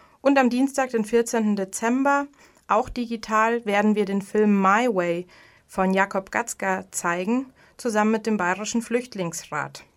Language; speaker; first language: German; native; German